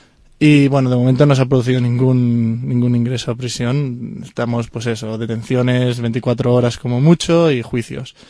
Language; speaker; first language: Spanish; native; Spanish